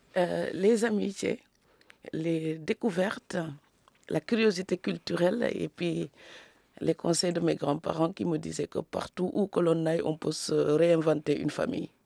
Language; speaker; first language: French; non-native, local second language; Serer